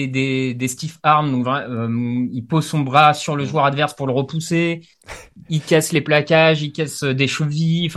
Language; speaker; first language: French; native; French